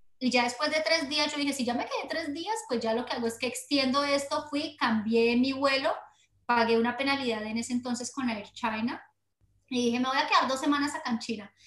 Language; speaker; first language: Spanish; native; Spanish